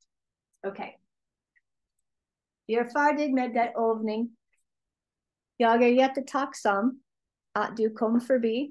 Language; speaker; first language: Swedish; non-native, learner; English